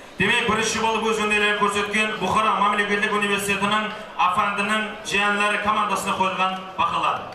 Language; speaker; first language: Uzbek; non-native, local second language; Kara-Kalpak